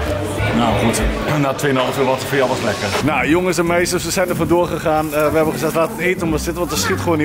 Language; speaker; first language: Dutch; native; Dutch